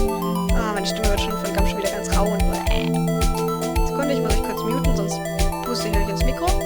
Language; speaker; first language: German; native; German